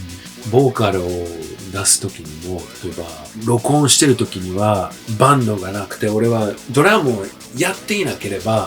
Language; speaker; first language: Japanese; early bilingual, heritage; English